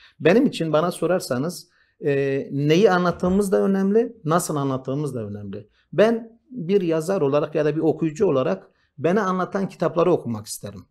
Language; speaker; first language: Turkish; non-native, local second language; Kurdish